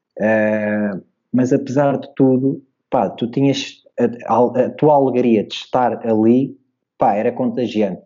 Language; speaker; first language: Portuguese; native; Portuguese